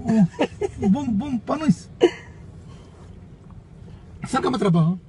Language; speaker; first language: Filipino; non-native, learner; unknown